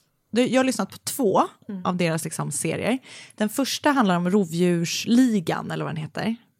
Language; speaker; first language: Swedish; native; Swedish